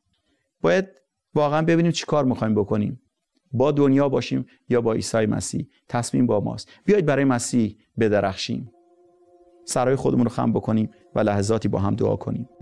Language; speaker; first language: Persian; native; Persian